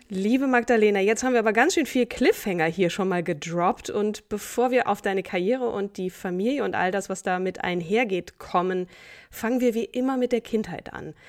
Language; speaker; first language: German; native; German